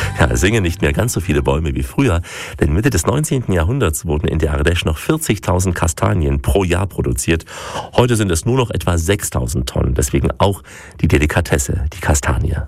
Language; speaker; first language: German; native; German